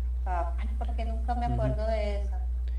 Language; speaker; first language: Spanish; native; Spanish